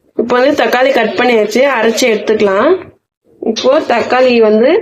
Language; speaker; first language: Tamil; native; Tamil